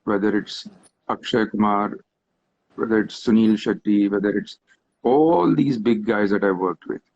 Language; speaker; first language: English; non-native, local second language; Hindi